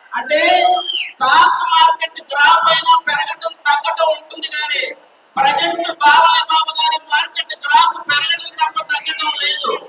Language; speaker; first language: Telugu; native; Telugu